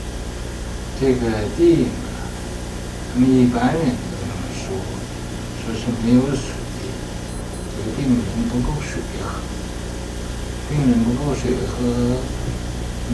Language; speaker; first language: Chinese; native; Chinese